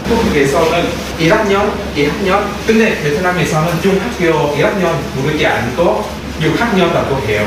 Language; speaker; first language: Korean; non-native, fluent; Vietnamese